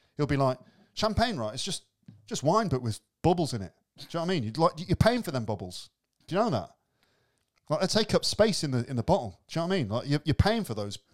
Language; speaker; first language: English; native; English